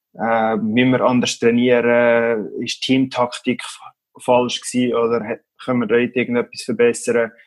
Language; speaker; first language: German; native; German